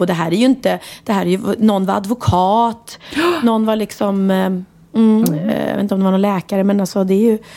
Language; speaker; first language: Swedish; native; Swedish